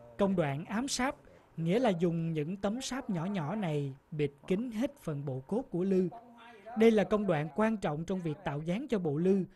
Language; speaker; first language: Vietnamese; native; Vietnamese